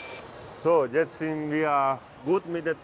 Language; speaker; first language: German; non-native, fluent; Spanish